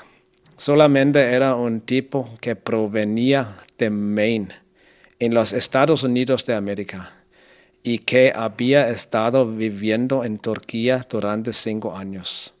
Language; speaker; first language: Spanish; non-native, learner; Danish